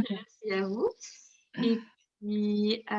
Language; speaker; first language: French; native; French